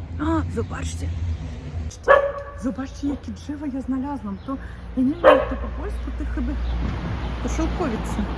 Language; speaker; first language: Polish; non-native, learner; Russian